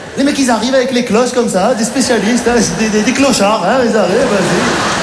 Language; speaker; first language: French; native; French